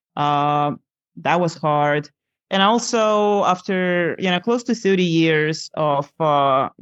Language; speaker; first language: English; non-native, fluent; Lithuanian